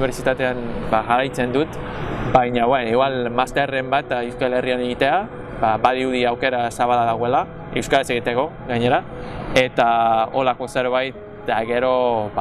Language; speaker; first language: Basque; non-native, fluent; English